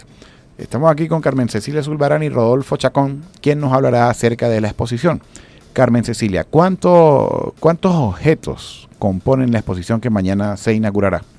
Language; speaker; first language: Spanish; native; Spanish